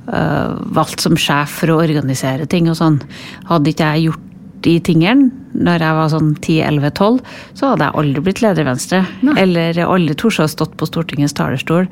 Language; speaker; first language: Norwegian; native; Norwegian